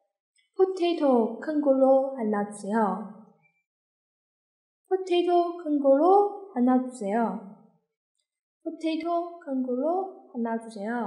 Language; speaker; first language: Korean; non-native, fluent; Chinese